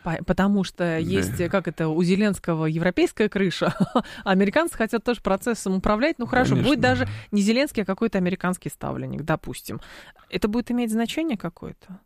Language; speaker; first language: Russian; native; Russian